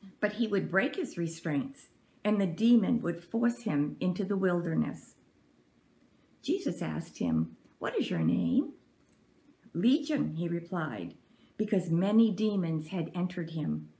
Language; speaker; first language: English; native; English